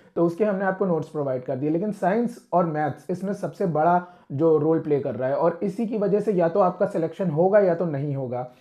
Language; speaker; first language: Hindi; non-native, local second language; Punjabi